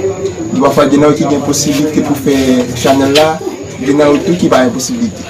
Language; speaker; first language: French; non-native, learner; Haitian Creole